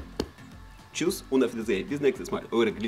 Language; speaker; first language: German; non-native, fluent; Russian